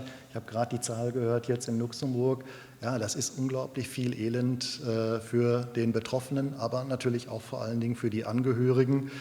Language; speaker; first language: German; native; German